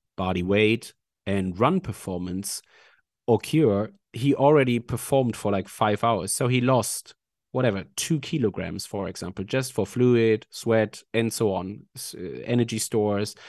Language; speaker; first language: English; non-native, fluent; German